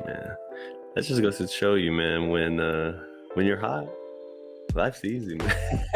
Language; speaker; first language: English; native; English